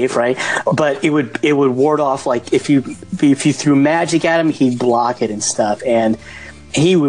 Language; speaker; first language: English; native; English